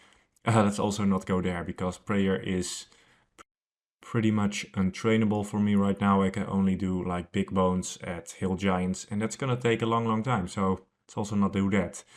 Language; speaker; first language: English; non-native, fluent; Dutch